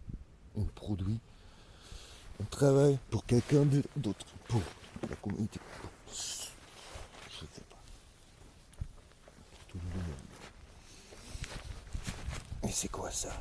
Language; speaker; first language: French; non-native, learner; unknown